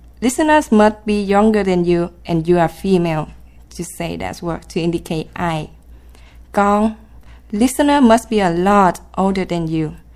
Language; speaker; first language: English; non-native, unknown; Vietnamese